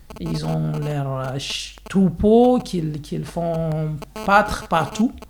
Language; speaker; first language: French; non-native, local second language; Hausa